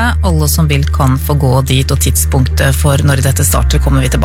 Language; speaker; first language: Norwegian; native; Norwegian